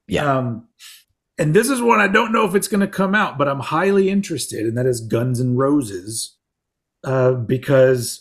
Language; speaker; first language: English; native; English